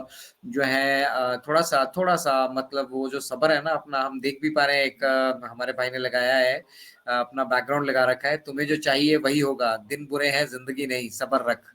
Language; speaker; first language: Hindi; native; Hindi